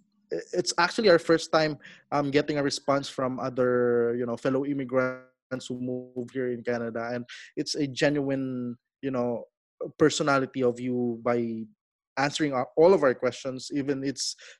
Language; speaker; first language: English; non-native, local second language; Filipino